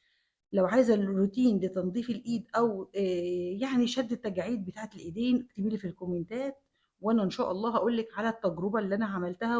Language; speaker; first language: Arabic; native; Arabic